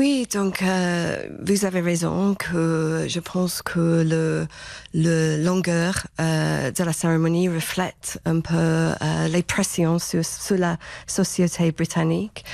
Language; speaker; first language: French; non-native, fluent; English